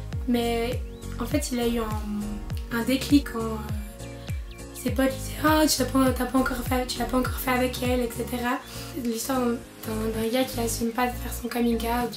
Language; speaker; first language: French; native; French